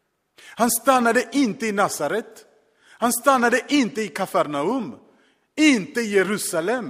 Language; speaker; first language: Swedish; non-native, fluent; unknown